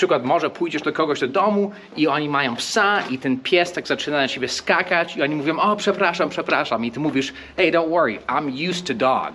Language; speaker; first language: Polish; non-native, fluent; English